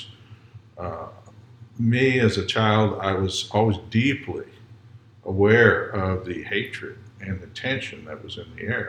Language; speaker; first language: English; native; English